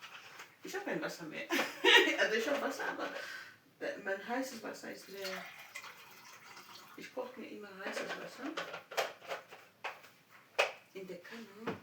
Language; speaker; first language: German; non-native, fluent; French